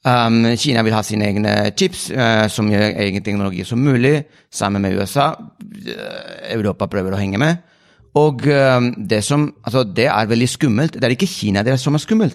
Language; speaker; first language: Norwegian; non-native, fluent; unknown